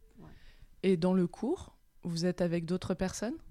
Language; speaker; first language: French; native; French